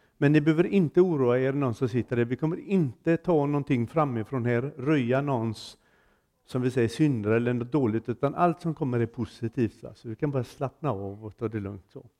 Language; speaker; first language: Swedish; native; Swedish